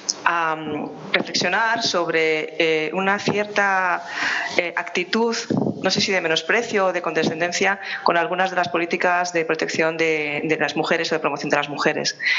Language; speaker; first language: Spanish; native; Spanish